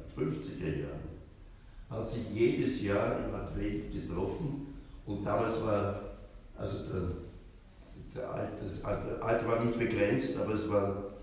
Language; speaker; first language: German; native; German